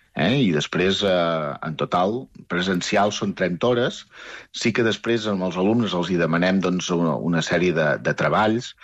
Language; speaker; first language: Catalan; native; Catalan